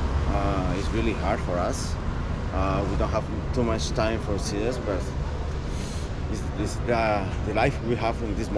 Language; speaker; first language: English; non-native, learner; Spanish